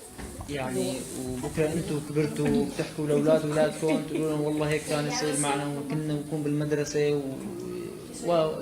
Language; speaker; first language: Arabic; native; Arabic